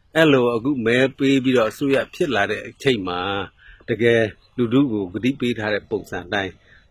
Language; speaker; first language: Burmese; non-native, local second language; Mon